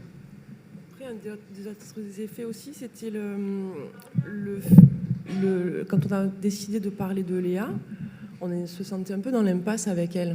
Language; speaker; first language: French; native; French